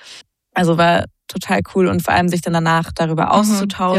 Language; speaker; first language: German; native; German